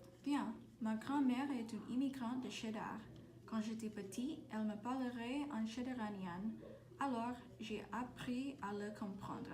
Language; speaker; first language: French; non-native, learner; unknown